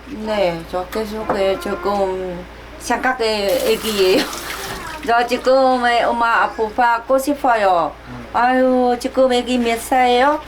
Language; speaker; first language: Korean; non-native, learner; Vietnamese